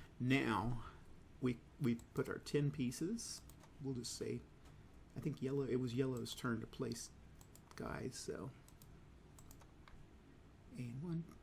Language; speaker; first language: English; native; English